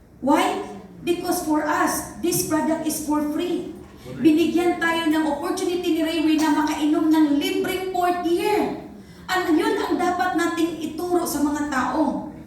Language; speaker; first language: Filipino; non-native, local second language; Cebuano